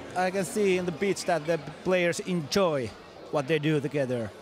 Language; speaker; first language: English; non-native, fluent; Finnish